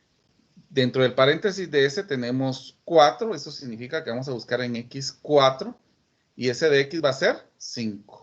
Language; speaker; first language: Spanish; native; Spanish